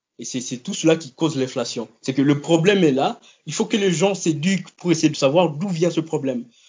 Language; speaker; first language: French; non-native, local second language; Lingala